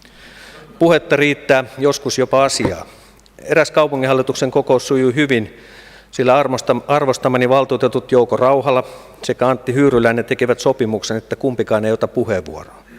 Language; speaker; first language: Finnish; native; Finnish